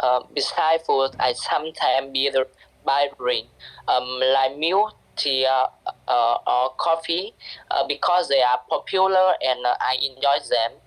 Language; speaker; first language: English; non-native, learner; Vietnamese